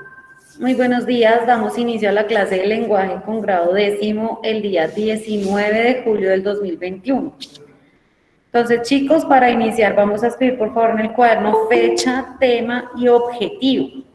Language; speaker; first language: Spanish; native; Spanish